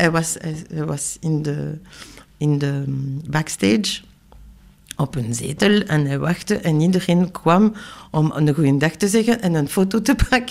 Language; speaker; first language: Dutch; non-native, local second language; French